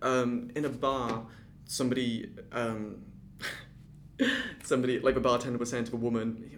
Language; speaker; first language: English; native; English